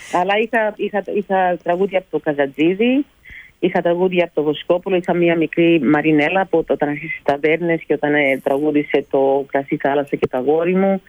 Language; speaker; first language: Greek; early bilingual, heritage; Greek